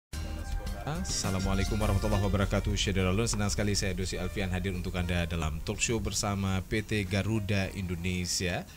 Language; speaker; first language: Indonesian; non-native, local second language; Achinese